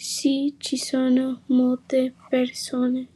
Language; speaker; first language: Italian; non-native, learner; English